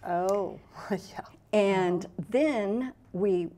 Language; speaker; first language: English; native; English